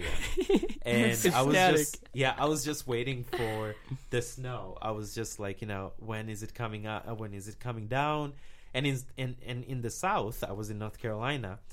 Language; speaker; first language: English; non-native, local second language; Swahili